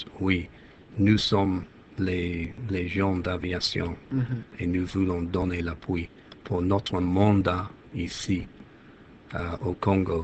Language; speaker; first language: French; non-native, fluent; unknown